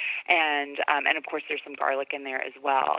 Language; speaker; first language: English; native; English